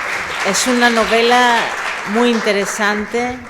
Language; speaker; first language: Spanish; non-native, fluent; Greek